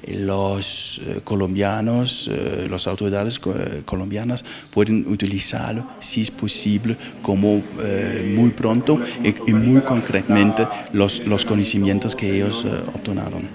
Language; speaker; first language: Spanish; non-native, fluent; Danish